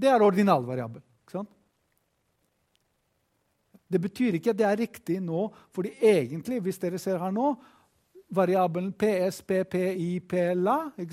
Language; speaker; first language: Norwegian; non-native, fluent; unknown